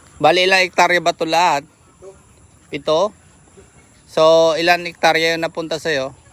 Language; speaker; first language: Filipino; native; Filipino